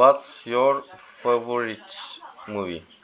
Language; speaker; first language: English; non-native, learner; Turkish